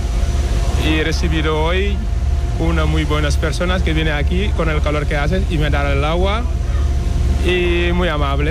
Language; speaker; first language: Spanish; non-native, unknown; Wolof